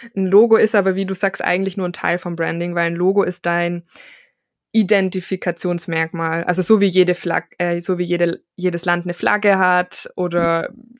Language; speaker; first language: German; native; German